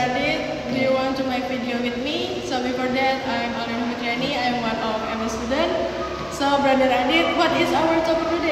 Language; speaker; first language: English; non-native, learner; Indonesian